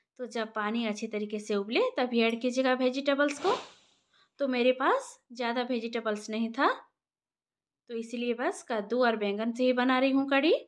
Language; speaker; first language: Hindi; non-native, local second language; Bangla